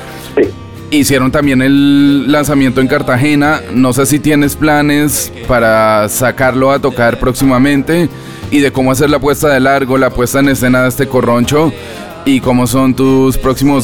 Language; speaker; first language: Spanish; native; Spanish